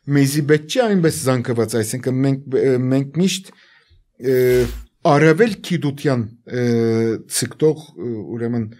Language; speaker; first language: Armenian; native; Armenian